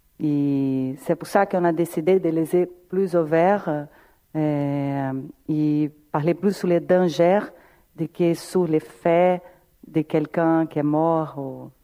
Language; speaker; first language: French; non-native, fluent; Portuguese